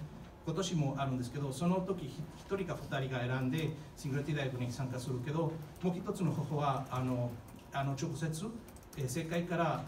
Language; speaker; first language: Japanese; non-native, fluent; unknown